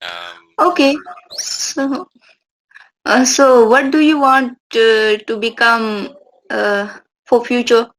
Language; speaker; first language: English; non-native, local second language; Urdu